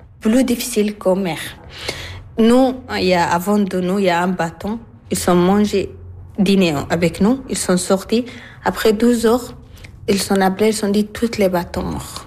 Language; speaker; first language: French; non-native, learner; Arabic